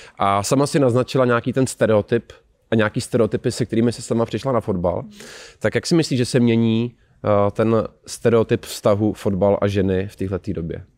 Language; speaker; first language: Czech; native; Czech